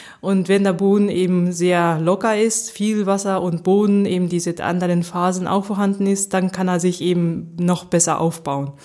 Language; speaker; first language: German; early bilingual, heritage; German